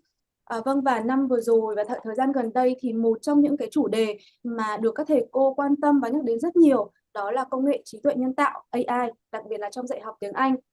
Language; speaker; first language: Vietnamese; native; Vietnamese